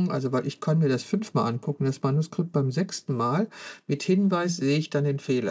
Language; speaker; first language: German; native; German